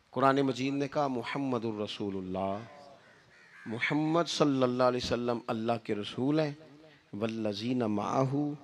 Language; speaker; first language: Urdu; non-native, local second language; Punjabi